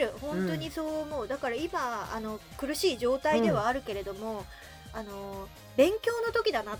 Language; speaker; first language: Japanese; native; Japanese